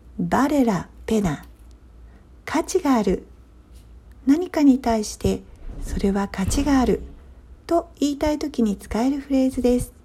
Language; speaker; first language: Japanese; native; Japanese